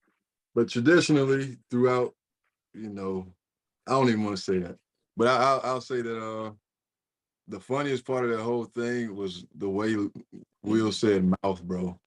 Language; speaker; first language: English; native; English